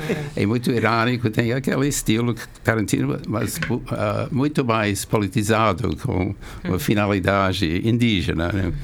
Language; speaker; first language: Portuguese; non-native, fluent; English